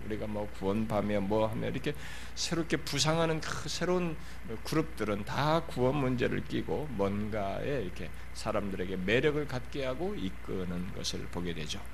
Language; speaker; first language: Korean; native; Korean